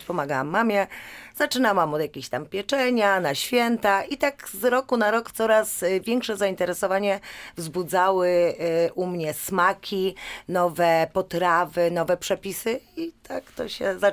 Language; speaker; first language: Polish; native; Polish